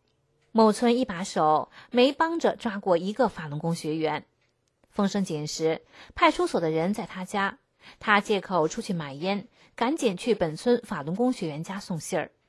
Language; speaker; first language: Chinese; native; Chinese